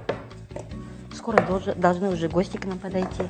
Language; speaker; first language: Russian; non-native, local second language; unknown